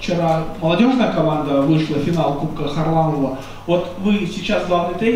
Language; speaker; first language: Russian; native; Russian